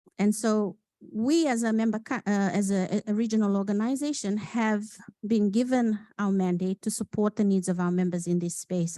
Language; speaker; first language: English; non-native, local second language; Fijian